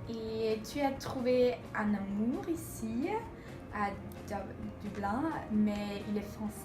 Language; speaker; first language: French; non-native, learner; English